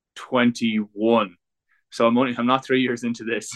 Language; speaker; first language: English; native; English